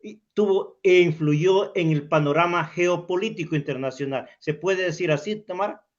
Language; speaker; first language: Spanish; native; Spanish